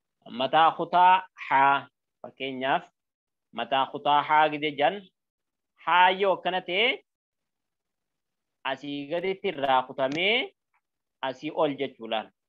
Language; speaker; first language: Arabic; non-native, learner; Oromo